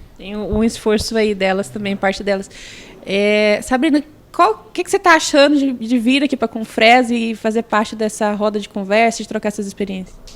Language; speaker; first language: Portuguese; native; Portuguese